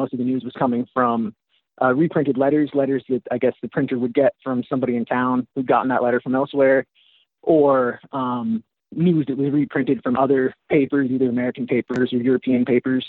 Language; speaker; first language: English; native; English